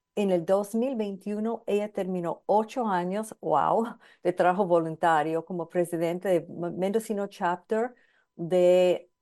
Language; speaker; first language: Spanish; non-native, fluent; English